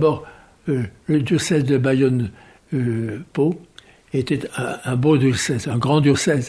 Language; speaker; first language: French; native; French